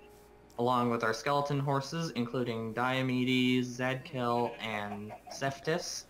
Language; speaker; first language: English; native; English